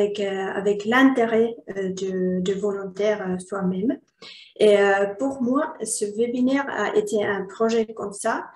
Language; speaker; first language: French; non-native, learner; Finnish